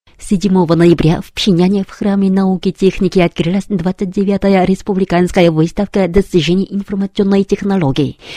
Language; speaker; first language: Russian; non-native, fluent; Korean